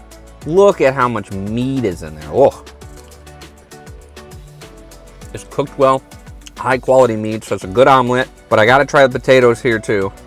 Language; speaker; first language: English; native; English